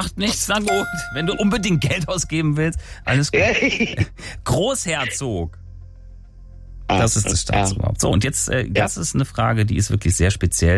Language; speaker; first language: German; native; German